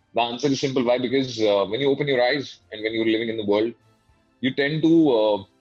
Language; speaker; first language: English; non-native, local second language; Hindi